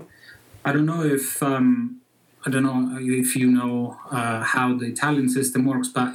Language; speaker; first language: English; non-native, fluent; Italian